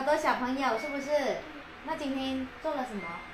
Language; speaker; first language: Chinese; native; Chinese